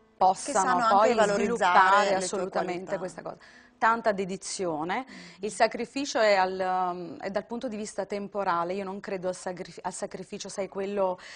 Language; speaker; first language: Italian; native; Italian